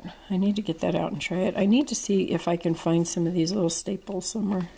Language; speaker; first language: English; native; English